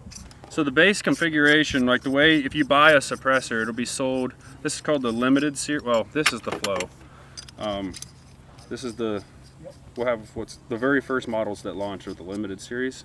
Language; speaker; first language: English; native; English